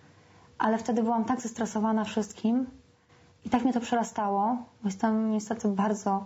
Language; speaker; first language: Polish; native; Polish